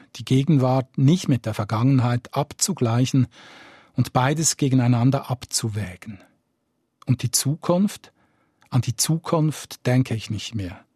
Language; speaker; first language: German; native; German